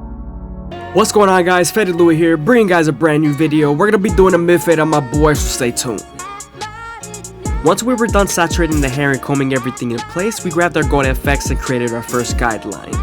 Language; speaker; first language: English; native; English